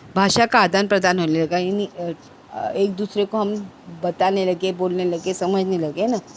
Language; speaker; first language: Hindi; non-native, local second language; Marathi